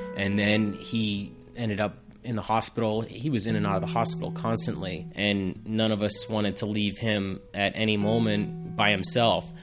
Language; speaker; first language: English; native; English